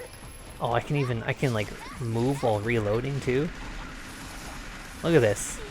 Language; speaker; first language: English; native; English